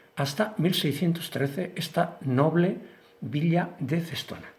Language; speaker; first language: Spanish; non-native, local second language; Basque